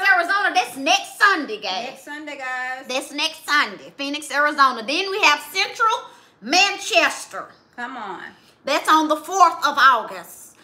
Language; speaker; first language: English; native; English